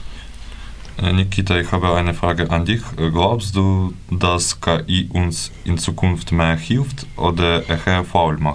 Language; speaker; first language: German; non-native, fluent; Ukrainian